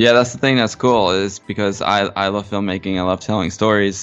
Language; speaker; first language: English; native; English